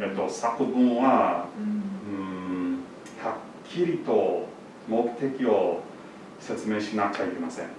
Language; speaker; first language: Japanese; non-native, learner; English